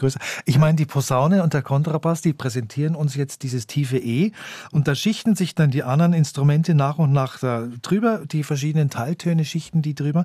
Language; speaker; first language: German; native; German